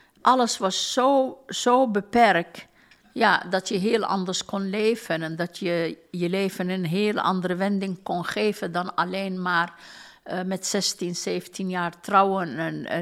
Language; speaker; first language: Dutch; non-native, fluent; Turkish